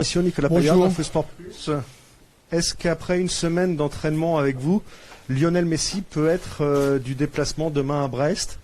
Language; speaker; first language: French; native; French